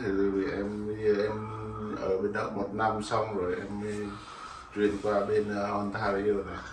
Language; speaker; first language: Vietnamese; non-native, local second language; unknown